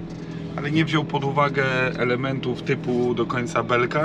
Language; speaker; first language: Polish; native; Polish